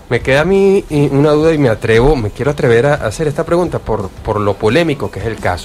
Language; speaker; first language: Spanish; native; Spanish